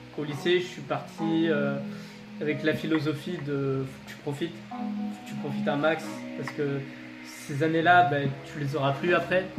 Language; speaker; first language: French; native; French